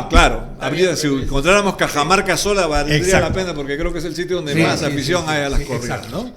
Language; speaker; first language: Spanish; native; Spanish